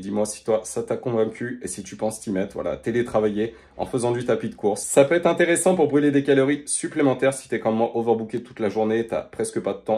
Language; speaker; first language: French; native; French